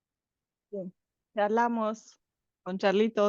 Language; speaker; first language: Spanish; non-native, fluent; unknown